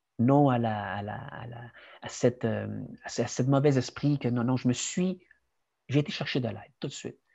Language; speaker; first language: French; early bilingual, other home language; Spanish